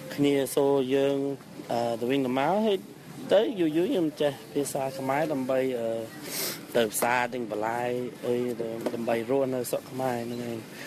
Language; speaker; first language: Khmer; non-native, fluent; English